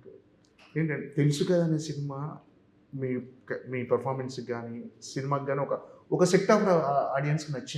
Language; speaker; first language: Telugu; native; Telugu